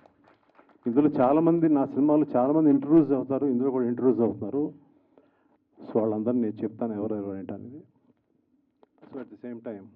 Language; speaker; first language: Telugu; native; Telugu